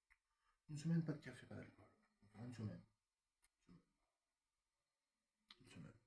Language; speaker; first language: French; native; French